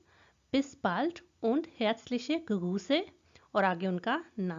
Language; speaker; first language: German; non-native, fluent; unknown